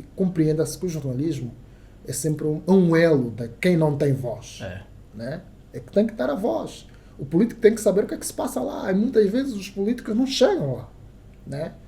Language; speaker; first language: Portuguese; non-native, local second language; Kongo